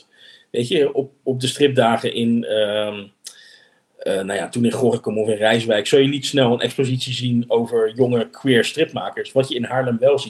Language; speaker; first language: Dutch; native; Dutch